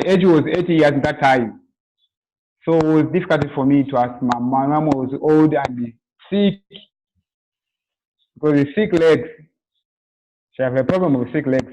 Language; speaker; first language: English; non-native, local second language; Swahili